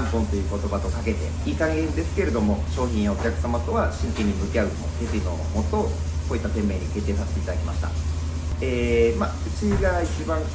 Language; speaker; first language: Japanese; native; Japanese